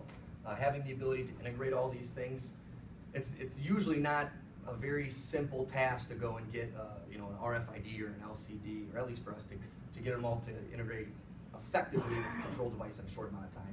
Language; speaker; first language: English; native; English